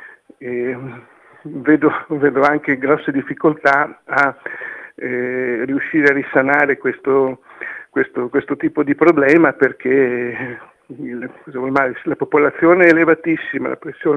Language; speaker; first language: Italian; native; Italian